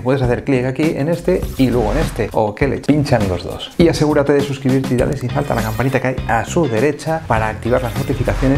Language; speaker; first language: Spanish; native; Spanish